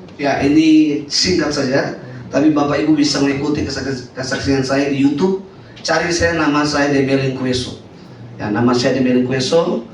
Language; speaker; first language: Indonesian; native; Indonesian